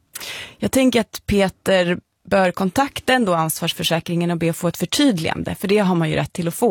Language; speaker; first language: Swedish; native; Swedish